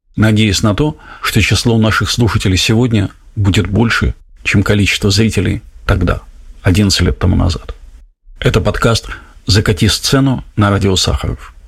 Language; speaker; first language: Russian; native; Russian